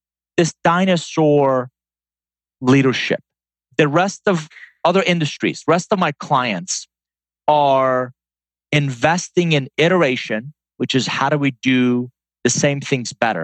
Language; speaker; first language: English; non-native, fluent; Persian